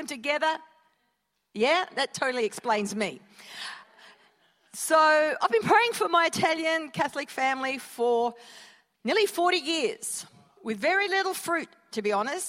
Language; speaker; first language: English; native; English